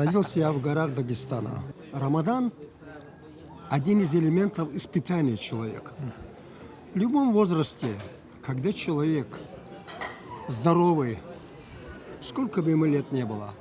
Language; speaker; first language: Russian; non-native, local second language; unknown